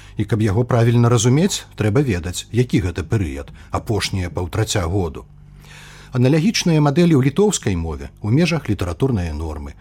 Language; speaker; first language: Belarusian; native; Belarusian